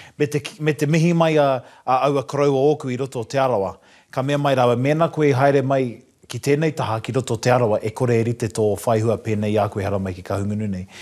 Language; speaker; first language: Māori; non-native, local second language; English